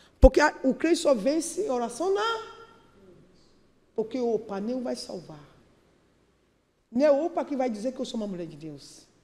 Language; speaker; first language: Portuguese; non-native, learner; Yoruba